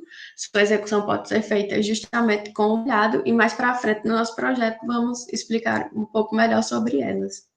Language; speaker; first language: Portuguese; native; Portuguese